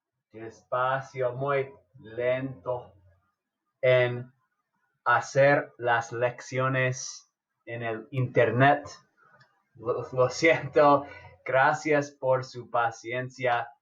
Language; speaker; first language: Spanish; non-native, fluent; English